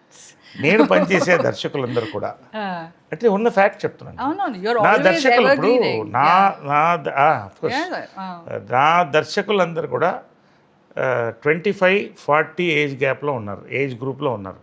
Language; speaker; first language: Telugu; native; Telugu